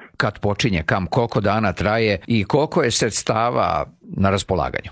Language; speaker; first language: Serbian; early bilingual, heritage; Serbian